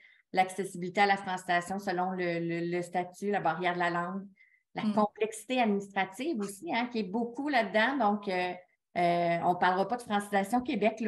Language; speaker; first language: French; native; French